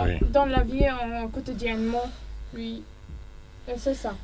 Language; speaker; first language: French; non-native, learner; Arabic